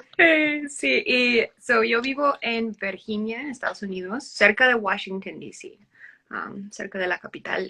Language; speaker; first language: Spanish; early bilingual, heritage; English